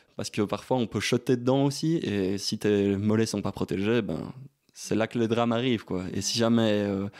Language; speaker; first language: French; native; French